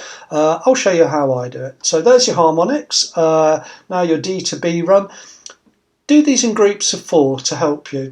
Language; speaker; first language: English; native; English